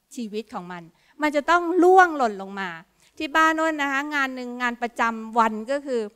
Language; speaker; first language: Thai; native; Thai